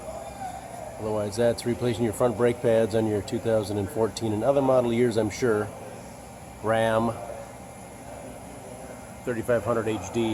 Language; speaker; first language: English; native; English